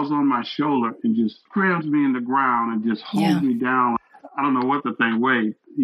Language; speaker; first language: English; native; English